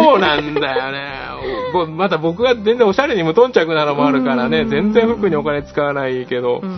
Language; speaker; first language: Japanese; native; Japanese